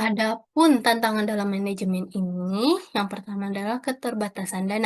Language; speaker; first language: Indonesian; native; Indonesian